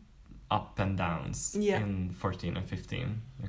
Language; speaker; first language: English; non-native, fluent; Hungarian